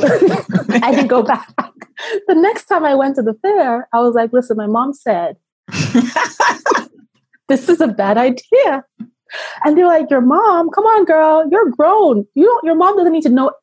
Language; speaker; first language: English; non-native, local second language; Yoruba